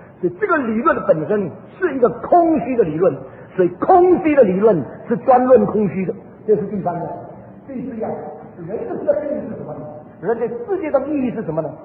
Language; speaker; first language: Chinese; early bilingual, heritage; Chinese